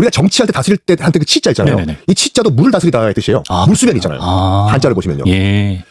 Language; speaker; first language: Korean; native; Korean